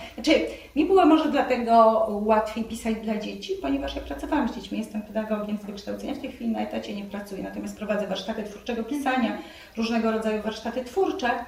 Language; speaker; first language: Polish; native; Polish